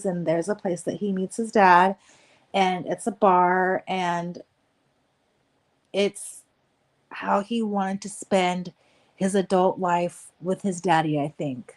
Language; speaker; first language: English; native; English